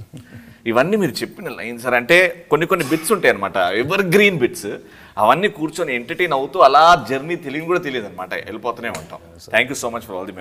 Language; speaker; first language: Telugu; native; Telugu